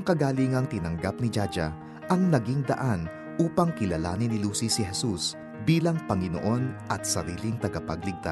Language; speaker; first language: Filipino; native; Filipino